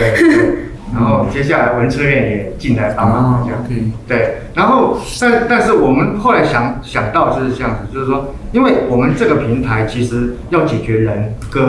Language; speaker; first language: Chinese; native; Chinese